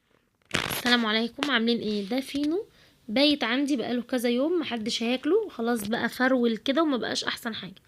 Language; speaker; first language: Arabic; native; Arabic